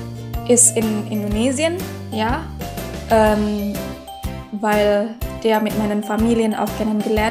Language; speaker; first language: German; non-native, learner; Indonesian